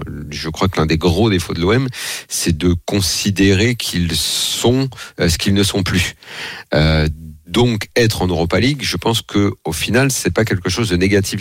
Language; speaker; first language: French; native; French